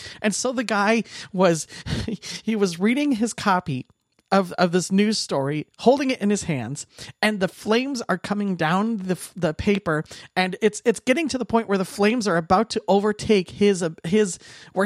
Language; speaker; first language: English; native; English